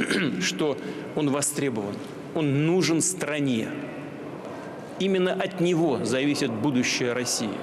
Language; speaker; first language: Russian; native; Russian